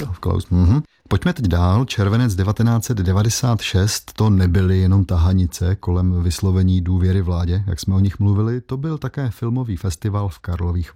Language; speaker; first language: Czech; native; Czech